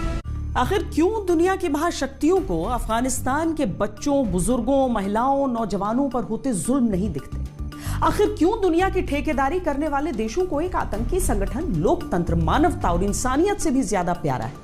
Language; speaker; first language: Hindi; native; Hindi